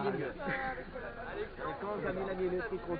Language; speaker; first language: French; native; French